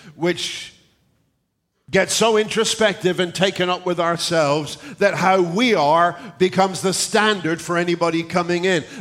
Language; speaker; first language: English; native; English